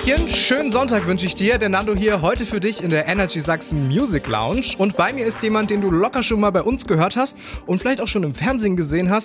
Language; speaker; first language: German; native; German